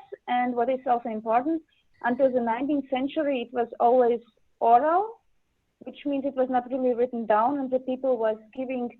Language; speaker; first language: English; non-native, learner; Latvian